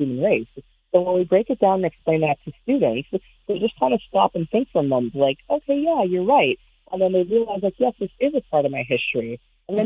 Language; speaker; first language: English; native; English